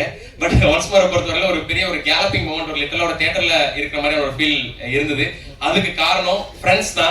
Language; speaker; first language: Tamil; native; Tamil